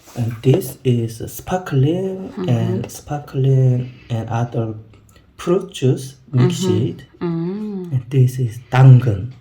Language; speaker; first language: English; non-native, learner; Korean